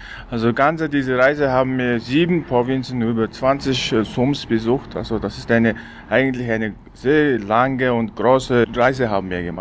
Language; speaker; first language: German; non-native, fluent; Mongolian